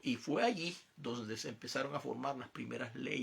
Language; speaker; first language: Spanish; native; Spanish